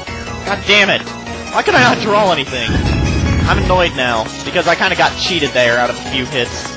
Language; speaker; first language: English; native; English